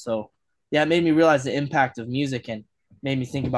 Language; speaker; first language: English; native; English